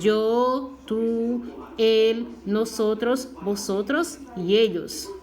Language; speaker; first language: Spanish; non-native, fluent; Portuguese